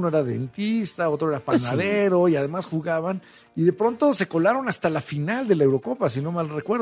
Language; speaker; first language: Spanish; native; Spanish